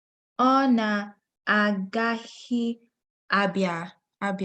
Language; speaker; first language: Igbo; non-native, learner; English